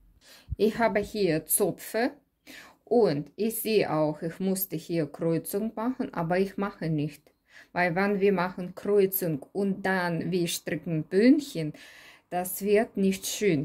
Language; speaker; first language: German; non-native, learner; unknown